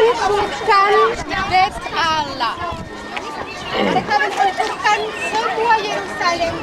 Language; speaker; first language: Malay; non-native, fluent; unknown